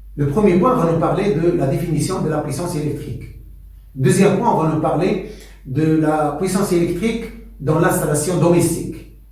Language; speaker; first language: French; non-native, local second language; Arabic